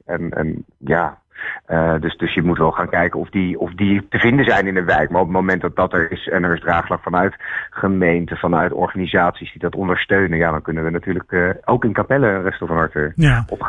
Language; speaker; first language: Dutch; native; Dutch